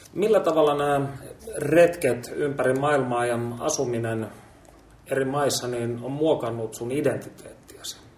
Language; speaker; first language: Finnish; native; Finnish